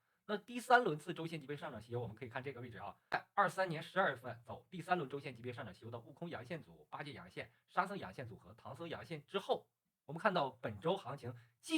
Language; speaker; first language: Chinese; native; Chinese